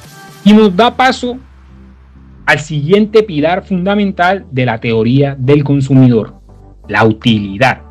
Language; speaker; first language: Spanish; native; Spanish